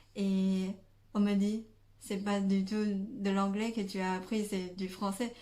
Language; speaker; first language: French; non-native, fluent; Chinese